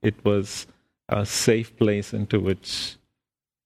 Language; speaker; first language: English; non-native, local second language; Tamil